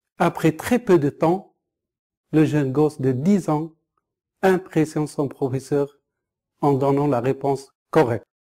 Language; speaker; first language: French; non-native, local second language; Arabic